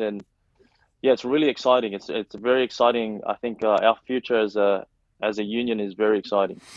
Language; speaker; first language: English; non-native, local second language; Fijian